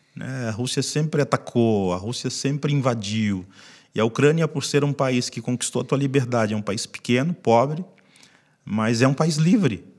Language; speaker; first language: Portuguese; native; Portuguese